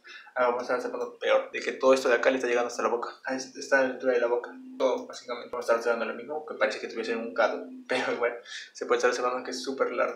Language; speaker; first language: Spanish; native; Spanish